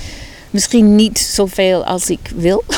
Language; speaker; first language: Dutch; early bilingual, heritage; Dutch